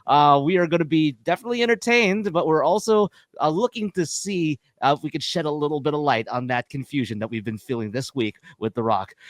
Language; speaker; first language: English; native; English